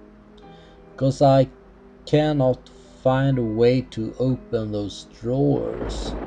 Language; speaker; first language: English; non-native, fluent; Swedish